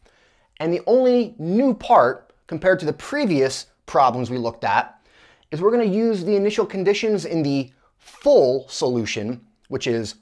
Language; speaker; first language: English; native; English